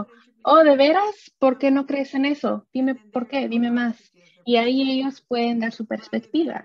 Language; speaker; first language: Spanish; early bilingual, other home language; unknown